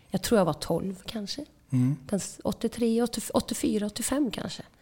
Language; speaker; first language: Swedish; native; Swedish